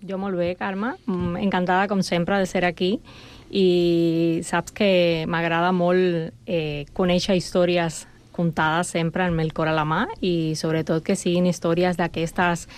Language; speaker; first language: Catalan; non-native, fluent; Spanish